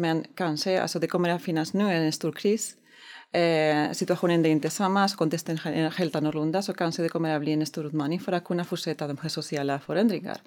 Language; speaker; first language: Swedish; non-native, learner; Spanish